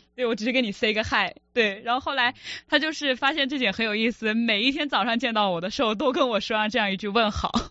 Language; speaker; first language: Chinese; native; Chinese